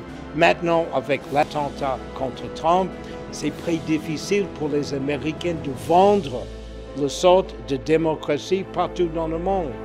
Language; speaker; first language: French; non-native, fluent; English